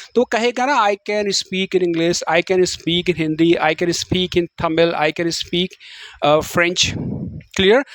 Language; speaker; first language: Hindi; native; Hindi